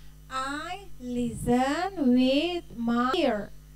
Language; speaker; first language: English; non-native, fluent; Indonesian